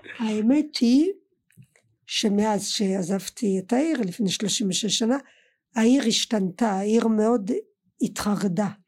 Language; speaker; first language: Hebrew; non-native, fluent; French